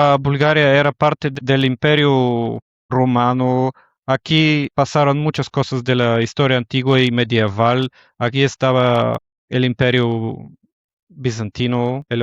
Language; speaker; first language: Spanish; non-native, fluent; Bulgarian